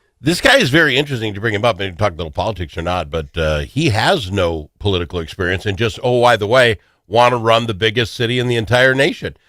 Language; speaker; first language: English; native; English